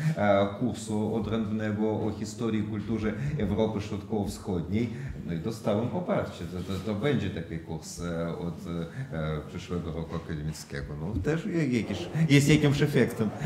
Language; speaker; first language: Polish; non-native, fluent; Russian